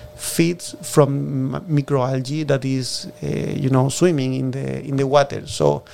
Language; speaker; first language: English; non-native, fluent; Spanish